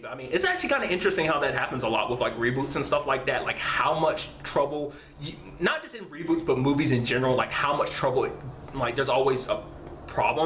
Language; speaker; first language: English; native; English